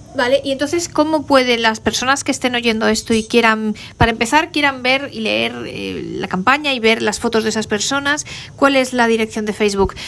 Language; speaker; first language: Spanish; native; Spanish